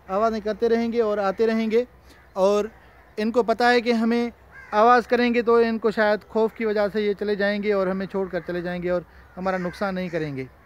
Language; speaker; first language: Urdu; non-native, local second language; Sindhi